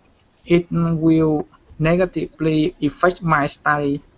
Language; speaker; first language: English; non-native, learner; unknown